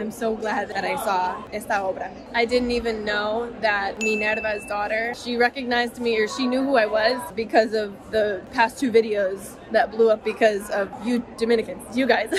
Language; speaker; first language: English; native; English